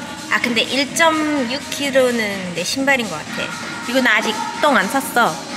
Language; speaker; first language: Korean; non-native, fluent; Malay